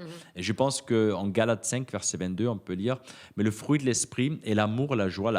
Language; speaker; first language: French; native; French